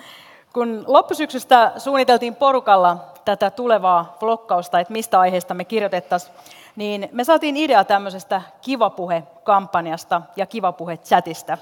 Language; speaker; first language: Finnish; native; Finnish